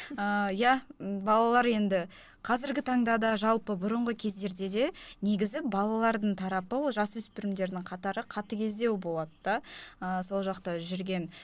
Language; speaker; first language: Kazakh; non-native, local second language; Russian